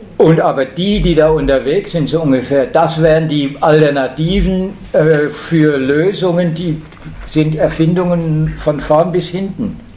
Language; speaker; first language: German; native; German